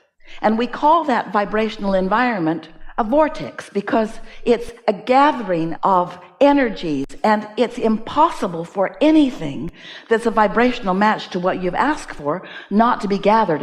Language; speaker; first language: English; native; English